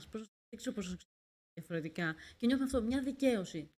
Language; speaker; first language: Greek; native; Greek